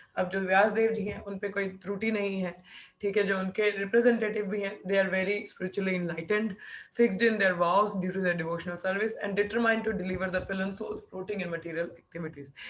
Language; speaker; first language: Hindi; non-native, local second language; Punjabi